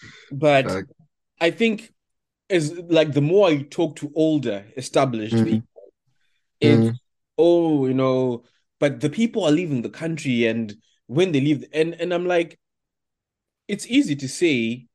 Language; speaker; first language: English; non-native, local second language; Shona